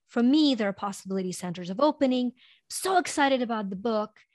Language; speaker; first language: English; non-native, fluent; Ukrainian